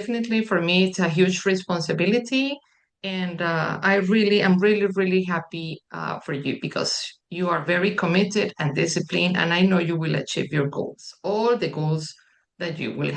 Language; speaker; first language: English; non-native, fluent; Spanish